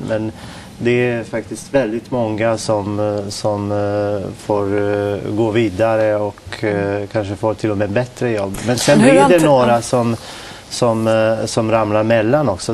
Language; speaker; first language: Swedish; non-native, fluent; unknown